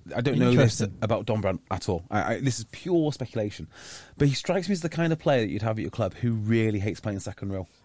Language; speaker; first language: English; native; English